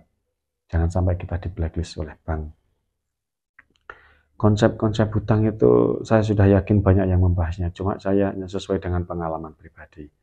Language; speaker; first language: Indonesian; native; Indonesian